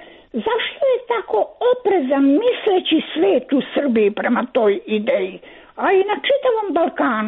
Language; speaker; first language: Croatian; native; Croatian